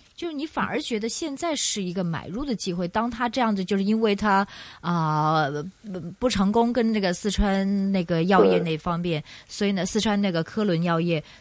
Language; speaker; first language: Chinese; non-native, local second language; Cantonese